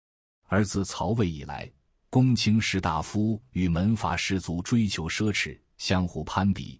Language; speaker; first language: Chinese; native; Chinese